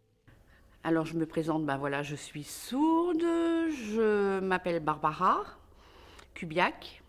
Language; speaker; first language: French; native; French